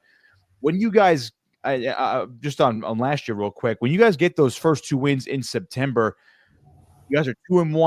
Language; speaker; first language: English; native; English